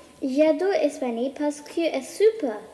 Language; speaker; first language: French; non-native, learner; English